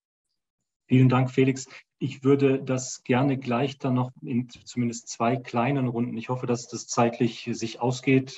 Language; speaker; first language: German; native; German